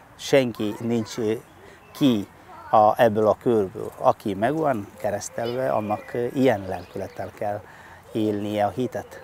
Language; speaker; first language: Hungarian; non-native, fluent; Malayalam